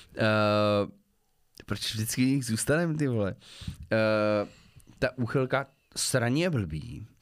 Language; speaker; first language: Czech; native; Czech